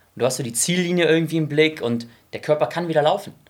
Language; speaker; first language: German; native; German